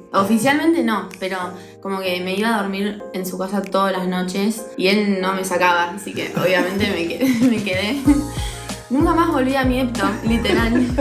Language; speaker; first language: Spanish; early bilingual, heritage; English